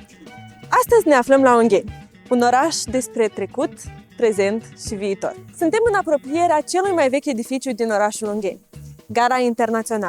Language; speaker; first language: Romanian; native; Romanian